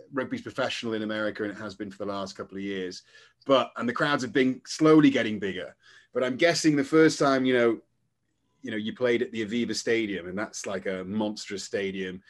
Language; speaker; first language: English; native; English